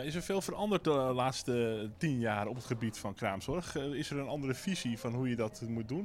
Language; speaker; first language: Dutch; native; Dutch